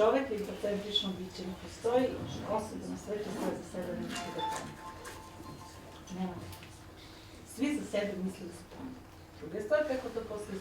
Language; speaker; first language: Bosnian; native; Bosnian